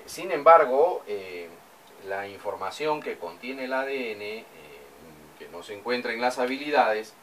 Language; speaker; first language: Spanish; native; Spanish